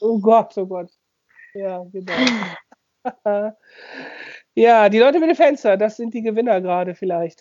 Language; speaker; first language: German; native; German